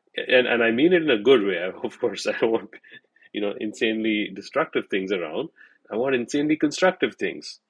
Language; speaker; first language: English; non-native, local second language; Hindi